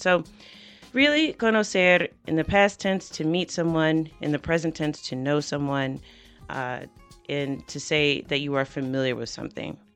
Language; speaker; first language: English; native; English